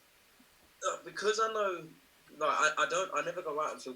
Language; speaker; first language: English; native; English